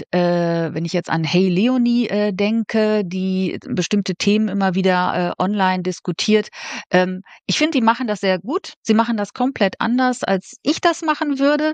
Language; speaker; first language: German; native; German